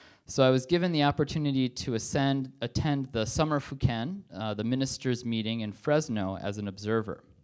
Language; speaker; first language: English; native; English